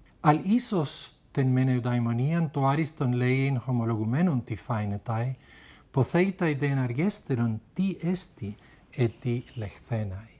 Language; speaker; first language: Greek; non-native, fluent; Spanish